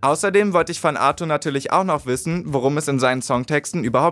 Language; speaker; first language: German; native; German